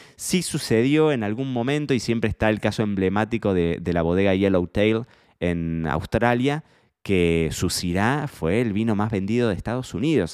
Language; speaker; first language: Spanish; native; Spanish